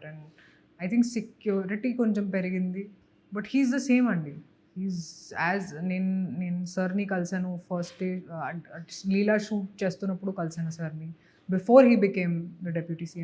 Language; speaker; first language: Telugu; non-native, local second language; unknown